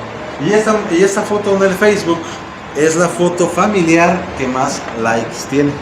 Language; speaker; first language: Spanish; native; Spanish